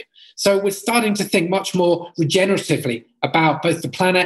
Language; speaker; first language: English; native; English